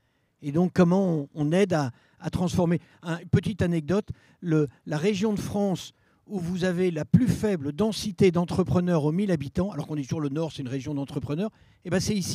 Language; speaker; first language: French; native; French